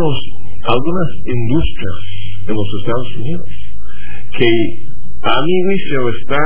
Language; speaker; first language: Spanish; non-native, fluent; English